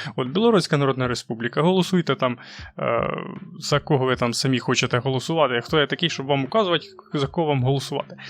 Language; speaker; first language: Ukrainian; non-native, local second language; Russian